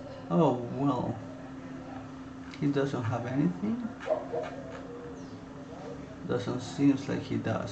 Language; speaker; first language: English; non-native, fluent; Spanish